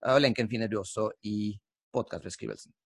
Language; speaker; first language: Norwegian; non-native, fluent; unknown